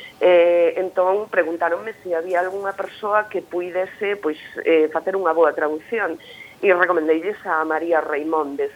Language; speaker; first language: Galician; native; Galician